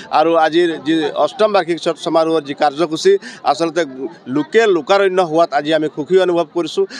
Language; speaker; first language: Assamese; non-native, local second language; Hindi